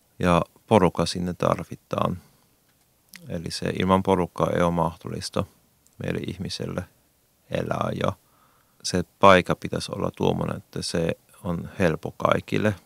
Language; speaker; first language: Finnish; non-native, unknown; German